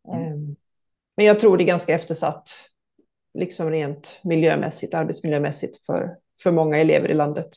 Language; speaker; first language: Swedish; native; Swedish